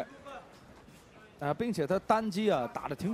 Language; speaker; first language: Chinese; native; Chinese